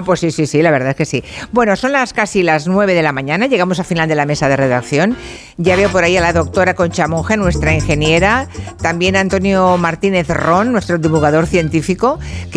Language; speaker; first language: Spanish; native; Spanish